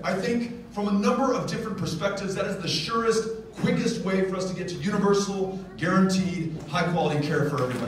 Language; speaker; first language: English; native; English